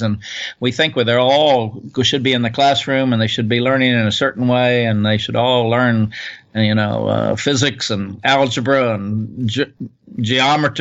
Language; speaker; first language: English; native; English